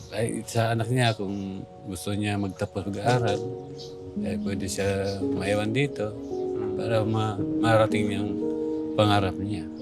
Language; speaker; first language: Filipino; non-native, local second language; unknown